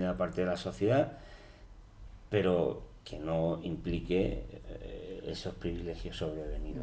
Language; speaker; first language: Spanish; native; Spanish